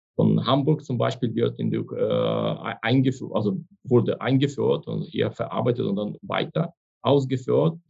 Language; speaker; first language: German; non-native, fluent; Ukrainian